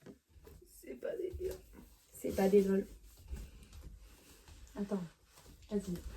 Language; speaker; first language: French; native; French